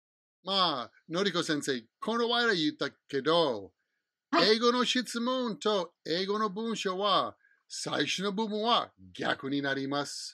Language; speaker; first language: Japanese; non-native, fluent; English